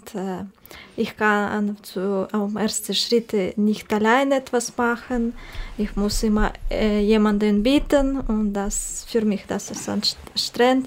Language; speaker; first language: German; non-native, learner; Russian